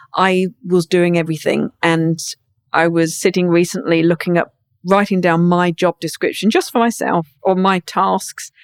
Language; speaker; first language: English; native; English